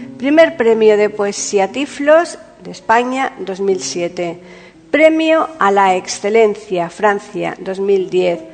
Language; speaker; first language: Spanish; native; Spanish